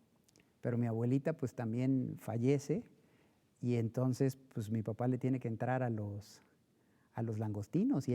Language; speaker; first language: Spanish; native; Spanish